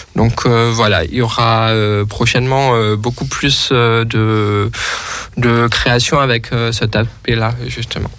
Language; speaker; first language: French; native; French